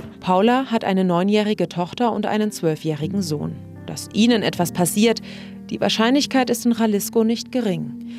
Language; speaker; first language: German; native; German